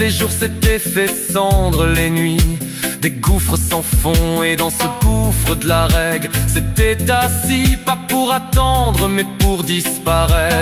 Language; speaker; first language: French; native; French